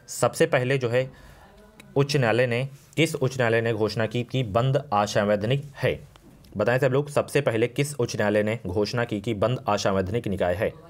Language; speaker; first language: Hindi; native; Hindi